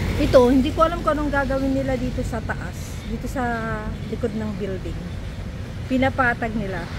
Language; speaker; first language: Filipino; non-native, local second language; Iloko